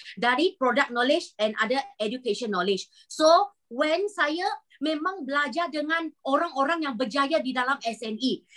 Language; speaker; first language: Malay; non-native, local second language; Chinese